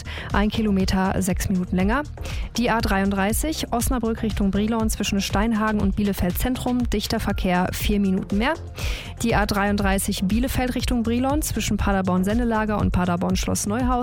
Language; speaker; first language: German; native; German